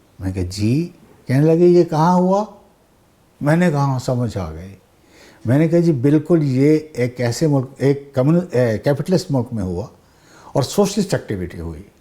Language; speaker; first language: Urdu; non-native, local second language; Saraiki